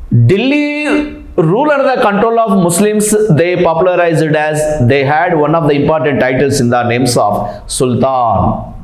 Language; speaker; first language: English; non-native, local second language; Telugu